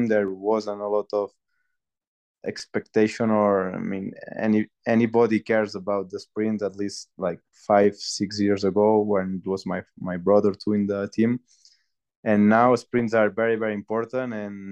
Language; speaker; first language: English; non-native, fluent; Spanish